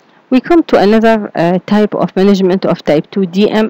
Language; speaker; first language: English; non-native, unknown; Arabic